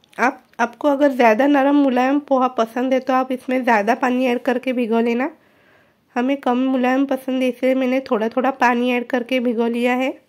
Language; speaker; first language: Hindi; non-native, local second language; Marathi